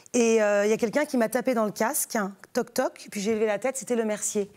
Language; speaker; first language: French; native; French